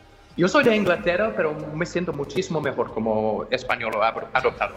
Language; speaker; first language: Spanish; non-native, fluent; English